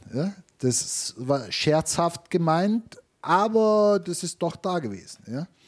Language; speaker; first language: German; non-native, fluent; Italian